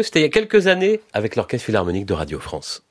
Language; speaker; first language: French; native; French